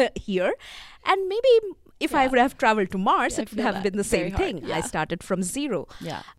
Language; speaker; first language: English; non-native, local second language; Bangla